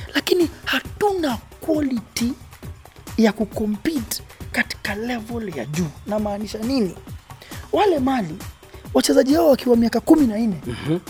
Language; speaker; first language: Swahili; native; Swahili